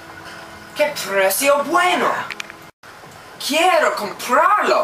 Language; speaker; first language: Spanish; non-native, learner; English